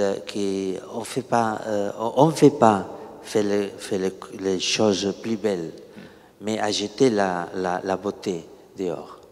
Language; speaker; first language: French; non-native, learner; Catalan